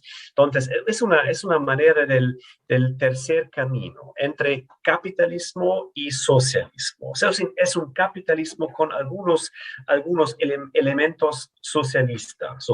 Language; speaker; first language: Spanish; non-native, fluent; German